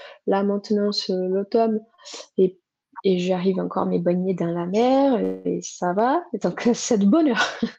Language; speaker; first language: French; non-native, fluent; Portuguese